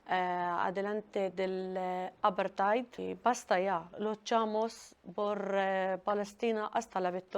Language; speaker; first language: Spanish; non-native, learner; Arabic